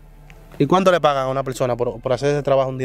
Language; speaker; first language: Spanish; native; Spanish